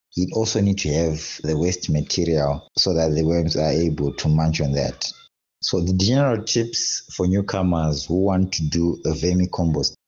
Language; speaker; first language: English; non-native, local second language; Shona